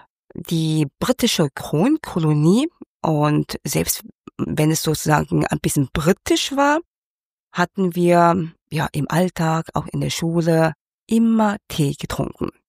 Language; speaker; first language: German; non-native, fluent; Cantonese